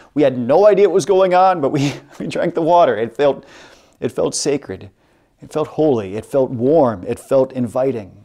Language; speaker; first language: English; native; English